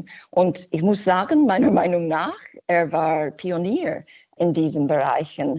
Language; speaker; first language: German; non-native, fluent; English